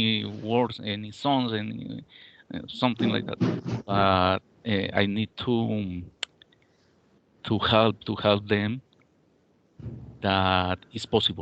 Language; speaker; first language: English; non-native, learner; Spanish